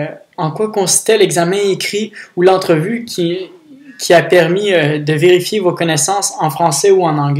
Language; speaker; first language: French; native; French